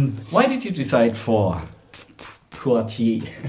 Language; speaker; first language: English; non-native, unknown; German